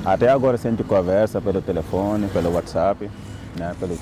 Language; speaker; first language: Portuguese; non-native, learner; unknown